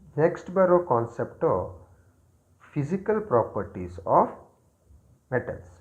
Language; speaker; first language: English; non-native, local second language; Kannada